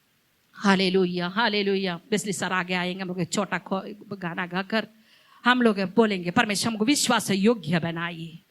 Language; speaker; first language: Hindi; non-native, local second language; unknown